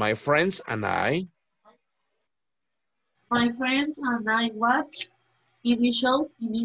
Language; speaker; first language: English; non-native, learner; Spanish